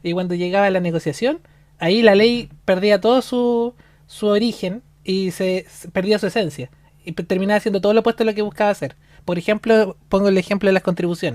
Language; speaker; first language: Spanish; native; Spanish